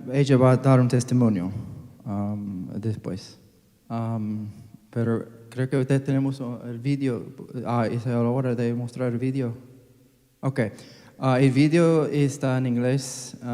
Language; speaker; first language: Spanish; non-native, fluent; English